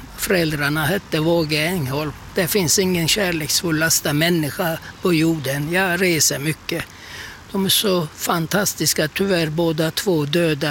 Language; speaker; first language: Swedish; non-native, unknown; Turkish